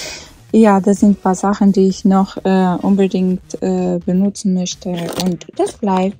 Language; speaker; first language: German; non-native, fluent; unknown